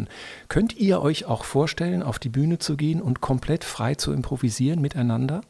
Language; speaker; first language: German; native; German